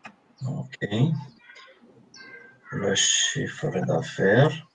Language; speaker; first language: French; non-native, fluent; Romanian